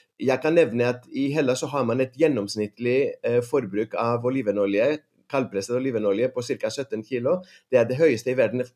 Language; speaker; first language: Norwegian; non-native, fluent; Greek